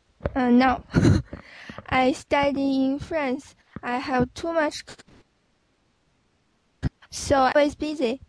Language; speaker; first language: English; non-native, learner; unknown